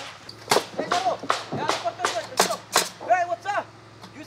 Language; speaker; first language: English; non-native, learner; Spanish